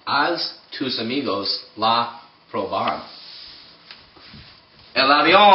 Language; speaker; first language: Spanish; non-native, learner; English